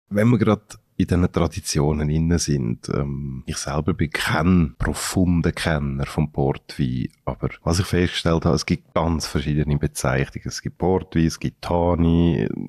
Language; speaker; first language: German; native; German